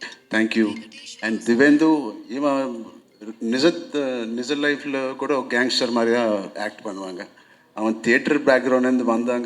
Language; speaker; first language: Tamil; non-native, local second language; Telugu